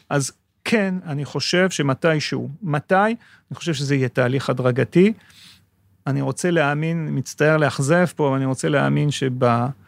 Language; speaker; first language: Hebrew; non-native, fluent; French